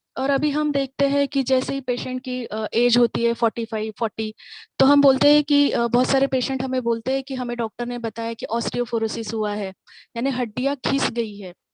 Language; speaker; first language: Hindi; non-native, local second language; Marathi